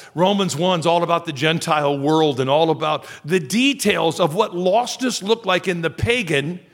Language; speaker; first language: English; native; English